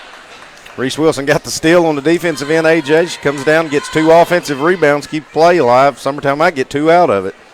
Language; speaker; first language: English; native; English